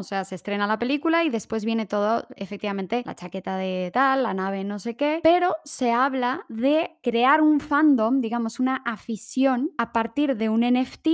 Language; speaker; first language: Spanish; native; Spanish